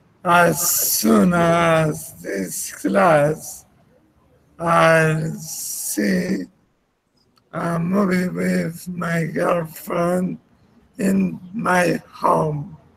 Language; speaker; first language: English; non-native, learner; Spanish